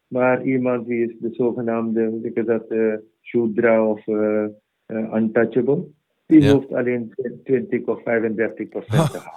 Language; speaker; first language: Dutch; non-native, fluent; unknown